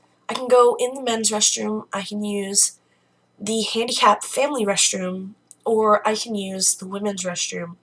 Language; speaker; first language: English; native; English